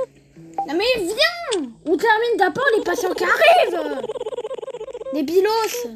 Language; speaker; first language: French; native; French